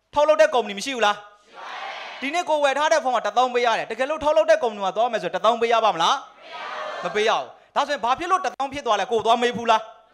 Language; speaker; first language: Burmese; native; Burmese